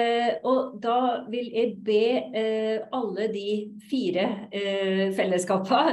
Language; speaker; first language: Norwegian; native; Norwegian